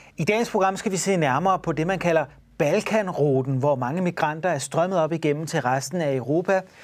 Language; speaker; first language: Danish; native; Danish